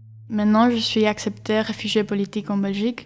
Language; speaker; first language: French; non-native, learner; Spanish